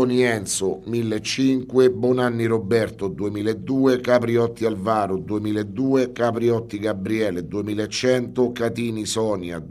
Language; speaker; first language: Italian; native; Italian